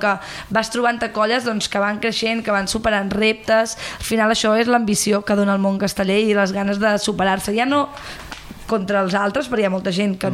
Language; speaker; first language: Catalan; native; Catalan